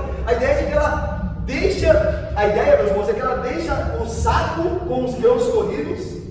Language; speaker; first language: Portuguese; native; Portuguese